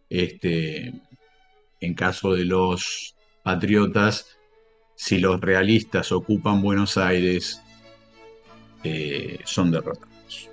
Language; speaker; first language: Spanish; native; Spanish